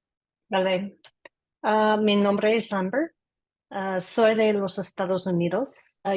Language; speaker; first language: Spanish; non-native, learner; English